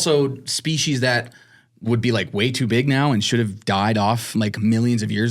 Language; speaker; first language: English; native; English